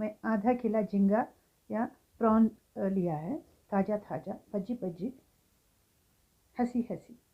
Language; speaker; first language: Hindi; non-native, local second language; Tulu